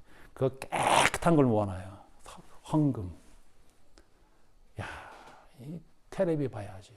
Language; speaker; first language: Korean; native; Korean